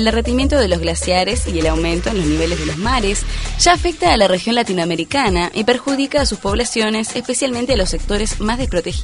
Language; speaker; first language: Spanish; native; Spanish